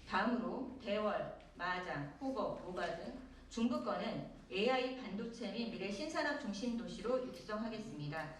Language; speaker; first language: Korean; native; Korean